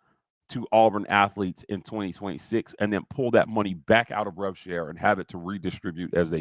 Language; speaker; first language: English; native; English